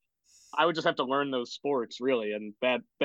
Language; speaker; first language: English; native; English